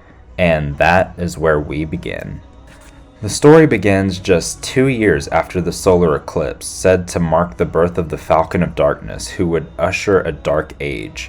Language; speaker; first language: English; native; English